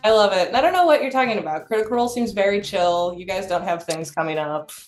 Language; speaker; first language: English; native; English